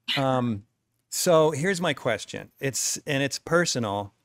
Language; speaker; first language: English; native; English